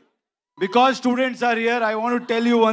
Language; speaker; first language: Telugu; non-native, fluent; Kannada